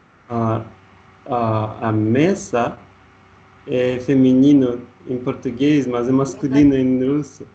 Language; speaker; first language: Portuguese; non-native, learner; Russian